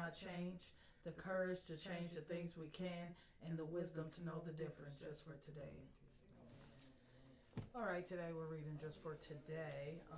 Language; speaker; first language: English; native; English